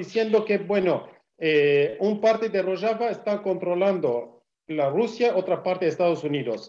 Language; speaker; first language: Spanish; non-native, learner; Kurdish